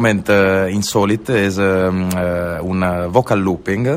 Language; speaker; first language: Catalan; non-native, local second language; Italian